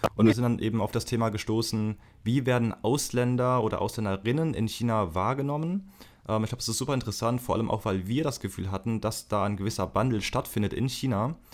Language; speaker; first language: German; native; German